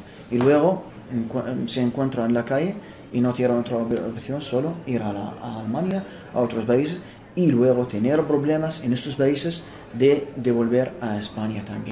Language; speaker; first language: Spanish; non-native, fluent; Arabic